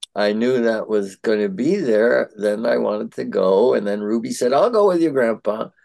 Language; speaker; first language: English; early bilingual, other home language; Yiddish